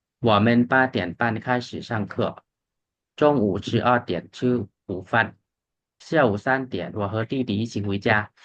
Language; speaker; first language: Chinese; non-native, fluent; Thai